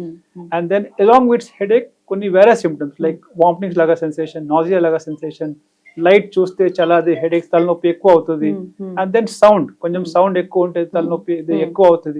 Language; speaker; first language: Telugu; non-native, fluent; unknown